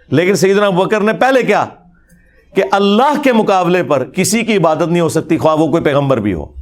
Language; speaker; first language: Urdu; non-native, local second language; Punjabi